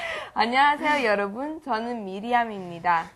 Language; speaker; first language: Korean; non-native, learner; English